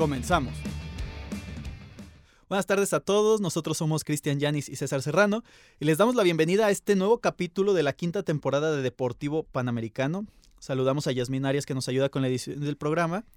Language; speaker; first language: Spanish; native; Spanish